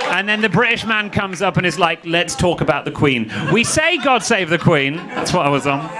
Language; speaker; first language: English; native; English